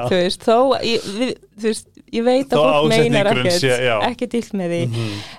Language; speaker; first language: Icelandic; early bilingual, other home language; English